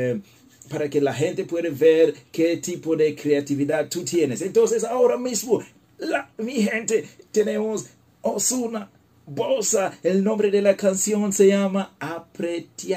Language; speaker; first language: Spanish; non-native, learner; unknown